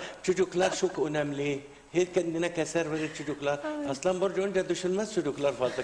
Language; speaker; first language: Turkish; non-native, learner; Arabic